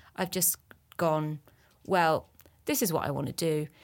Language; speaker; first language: English; early bilingual, other home language; French